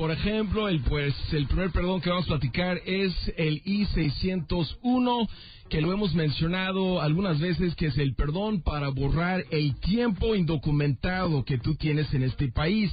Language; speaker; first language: Spanish; native; Spanish